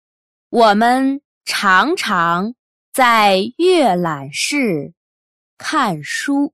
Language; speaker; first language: Chinese; non-native, learner; Russian